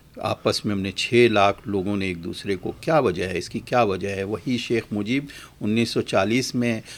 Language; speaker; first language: Urdu; native; Urdu